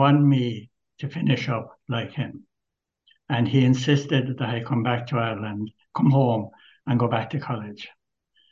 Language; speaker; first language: English; native; English